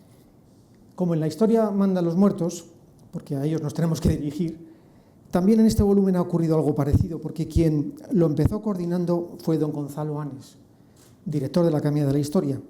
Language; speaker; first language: Spanish; native; Spanish